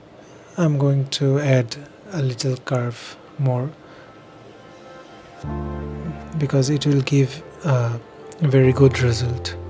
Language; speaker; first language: English; non-native, fluent; Bangla